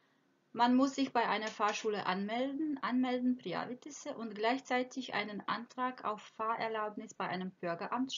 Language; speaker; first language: German; non-native, fluent; Croatian